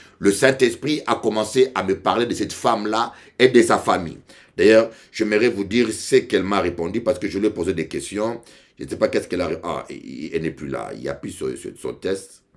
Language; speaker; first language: French; non-native, local second language; Lingala